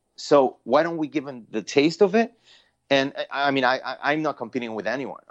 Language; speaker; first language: English; non-native, fluent; Spanish